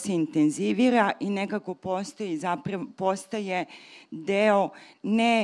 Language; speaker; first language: Serbian; native; Serbian